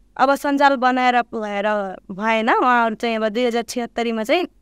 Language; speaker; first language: Nepali; non-native, local second language; Bhojpuri